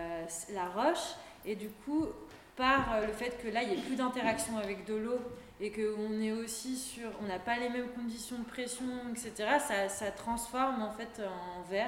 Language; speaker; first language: French; native; French